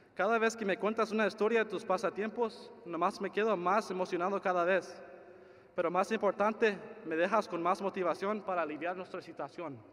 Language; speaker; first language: Spanish; early bilingual, other home language; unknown